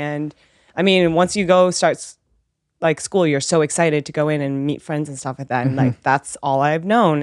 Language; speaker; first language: English; early bilingual, other home language; Vietnamese